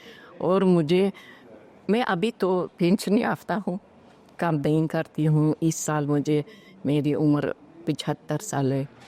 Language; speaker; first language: Hindi; non-native, fluent; Uzbek